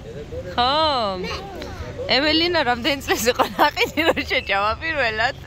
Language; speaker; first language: Georgian; native; Georgian